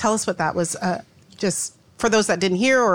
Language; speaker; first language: English; native; English